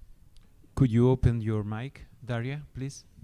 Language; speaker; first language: English; non-native, fluent; Spanish